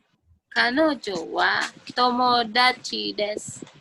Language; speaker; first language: Japanese; non-native, learner; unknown